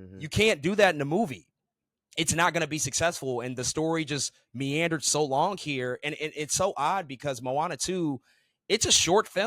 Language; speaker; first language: English; native; English